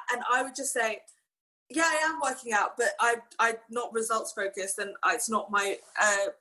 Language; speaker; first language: English; native; English